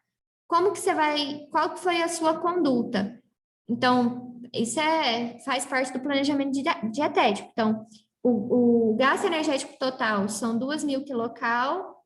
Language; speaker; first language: Portuguese; native; Portuguese